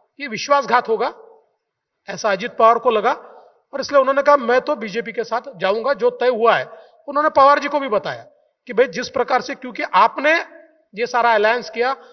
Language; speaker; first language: Hindi; non-native, local second language; Marathi